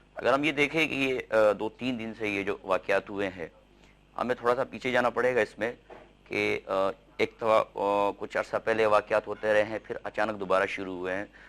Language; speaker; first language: Urdu; native; Urdu